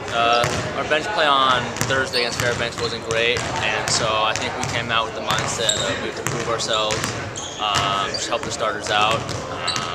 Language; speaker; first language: English; native; English